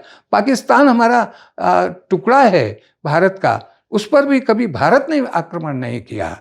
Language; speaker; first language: Hindi; native; Hindi